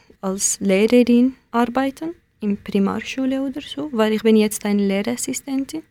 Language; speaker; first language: German; non-native, learner; Kurdish